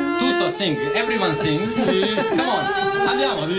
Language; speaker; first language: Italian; non-native, learner; Croatian